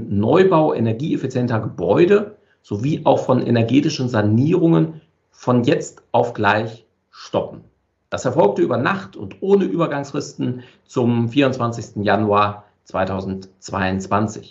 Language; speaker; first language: German; native; German